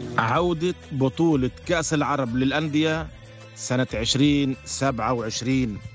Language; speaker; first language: Arabic; native; Arabic